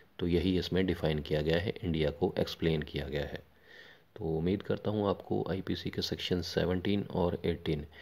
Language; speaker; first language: Hindi; non-native, local second language; Punjabi